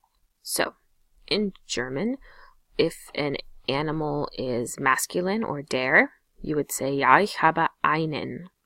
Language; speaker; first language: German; non-native, fluent; English